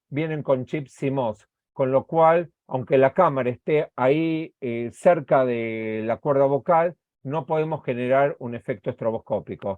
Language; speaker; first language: Spanish; native; Spanish